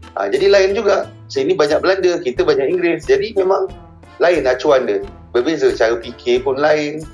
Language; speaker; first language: Malay; native; Malay